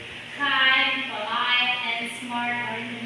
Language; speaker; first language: English; non-native, learner; Indonesian